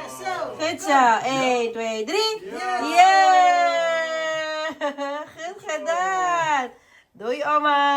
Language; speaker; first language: Dutch; non-native, learner; Filipino